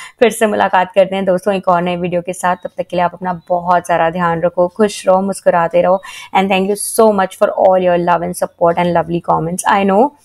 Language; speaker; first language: Hindi; native; Hindi